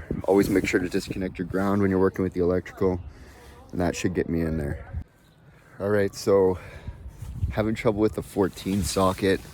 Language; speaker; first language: English; native; English